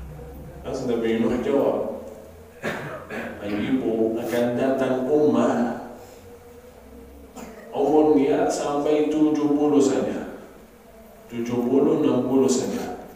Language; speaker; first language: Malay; non-native, fluent; Arabic